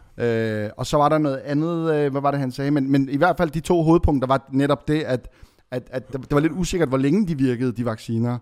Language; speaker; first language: Danish; early bilingual, other home language; Arabic